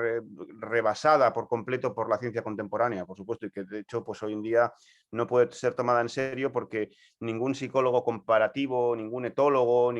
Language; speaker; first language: Spanish; native; Spanish